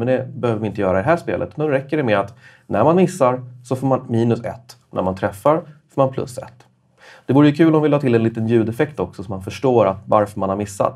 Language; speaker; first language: Swedish; native; Swedish